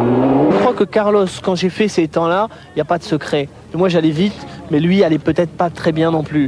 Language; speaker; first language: French; native; French